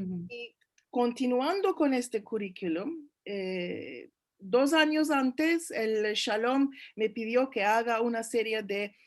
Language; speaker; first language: Spanish; early bilingual, heritage; Turkish